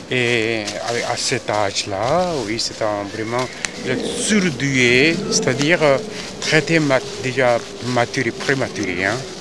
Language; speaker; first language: French; non-native, fluent; Korean